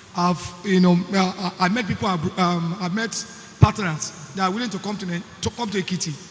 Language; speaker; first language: English; non-native, local second language; Yoruba